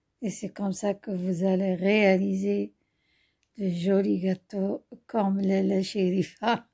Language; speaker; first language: French; non-native, local second language; Arabic